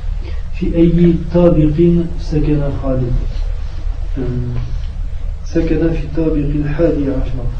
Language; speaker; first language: Arabic; non-native, learner; French